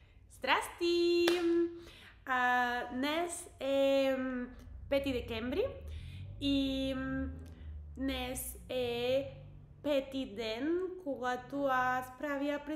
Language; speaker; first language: Bulgarian; non-native, learner; English